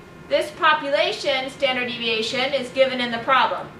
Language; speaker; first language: English; native; English